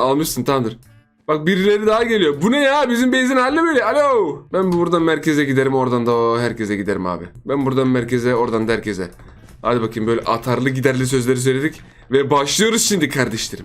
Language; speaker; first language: Turkish; native; Turkish